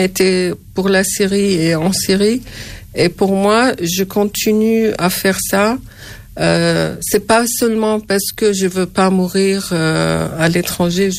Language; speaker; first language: French; non-native, fluent; Arabic